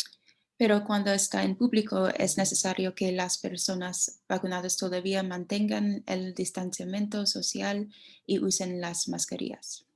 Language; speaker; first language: Spanish; non-native, learner; English